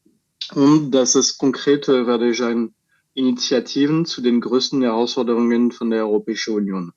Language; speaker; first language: German; non-native, fluent; French